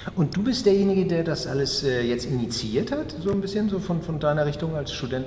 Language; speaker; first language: German; native; German